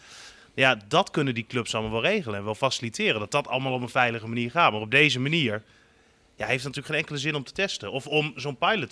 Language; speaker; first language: Dutch; native; Dutch